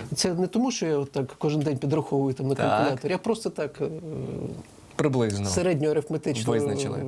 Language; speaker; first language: Ukrainian; native; Ukrainian